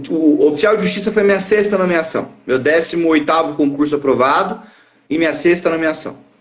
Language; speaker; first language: Portuguese; native; Portuguese